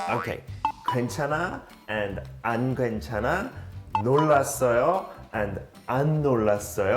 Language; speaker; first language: Korean; non-native, learner; English